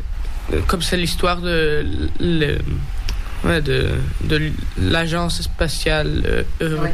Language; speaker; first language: French; early bilingual, heritage; French